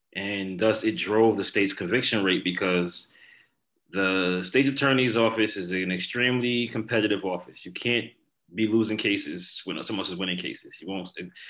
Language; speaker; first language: English; native; English